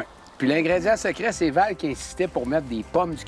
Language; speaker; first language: French; native; French